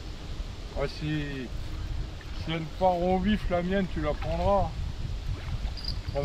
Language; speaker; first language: French; native; French